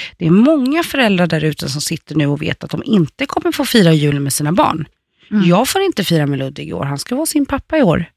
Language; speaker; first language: Swedish; native; Swedish